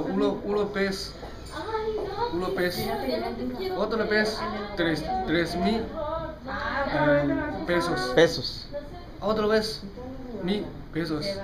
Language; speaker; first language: Spanish; non-native, learner; Chinese